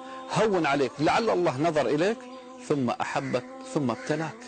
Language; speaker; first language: Arabic; native; Arabic